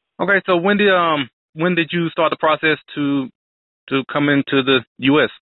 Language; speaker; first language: English; native; English